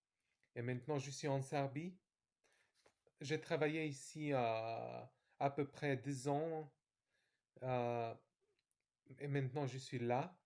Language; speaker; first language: French; non-native, fluent; Serbian